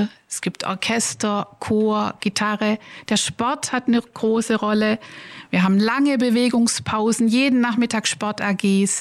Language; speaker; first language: German; native; German